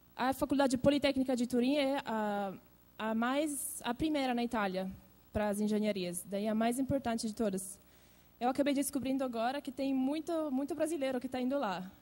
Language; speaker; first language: Portuguese; non-native, fluent; Italian